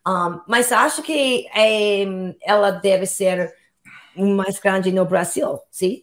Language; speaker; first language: Portuguese; non-native, learner; English